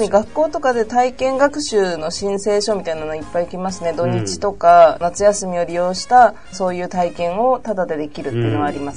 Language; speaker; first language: Japanese; early bilingual, other home language; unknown